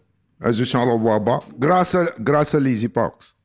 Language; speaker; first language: French; non-native, learner; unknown